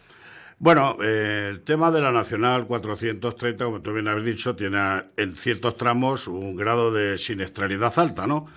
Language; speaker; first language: Spanish; native; Spanish